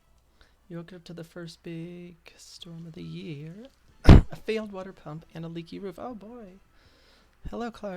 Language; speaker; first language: English; native; English